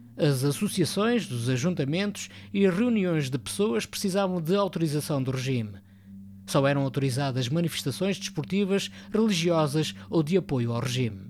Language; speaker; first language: Portuguese; native; Portuguese